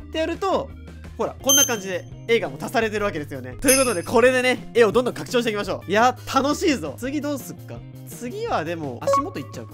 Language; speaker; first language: Japanese; native; Japanese